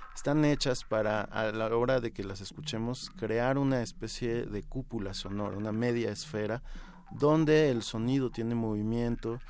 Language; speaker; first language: Spanish; native; Spanish